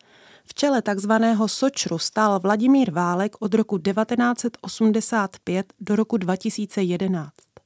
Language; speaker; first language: Czech; native; Czech